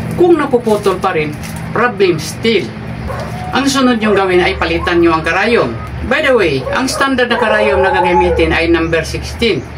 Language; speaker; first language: Filipino; non-native, local second language; Cebuano